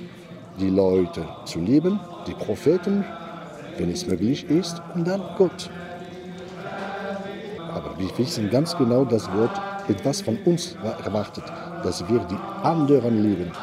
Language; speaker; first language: German; non-native, fluent; Arabic